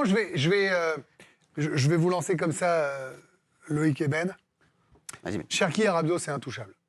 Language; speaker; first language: French; native; French